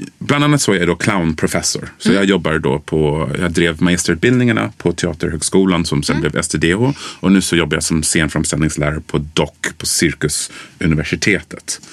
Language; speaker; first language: Swedish; early bilingual, other home language; English